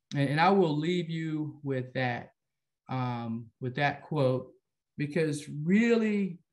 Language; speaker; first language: English; native; English